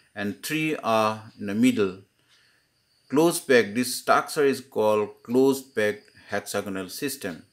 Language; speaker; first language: English; non-native, local second language; Assamese